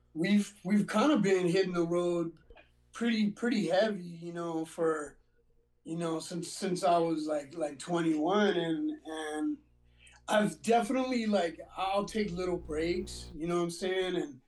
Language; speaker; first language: English; native; English